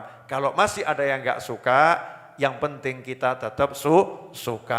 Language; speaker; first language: Indonesian; native; Indonesian